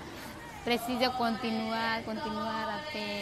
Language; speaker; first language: Portuguese; non-native, learner; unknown